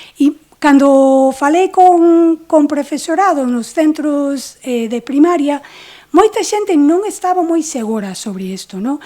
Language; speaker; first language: Galician; non-native, fluent; English